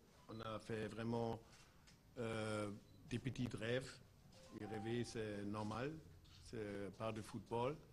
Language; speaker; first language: French; non-native, fluent; German